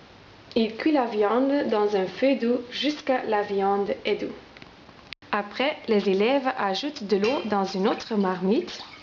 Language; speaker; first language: French; non-native, learner; Dutch